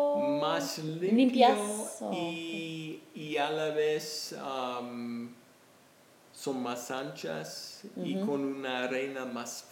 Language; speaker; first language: Spanish; non-native, fluent; English